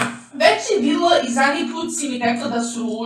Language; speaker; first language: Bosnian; early bilingual, heritage; English